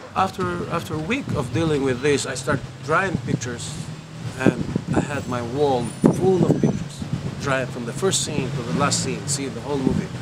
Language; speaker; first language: English; non-native, fluent; Albanian